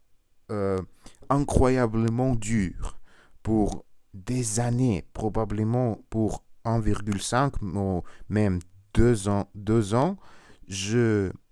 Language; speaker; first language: French; non-native, learner; Russian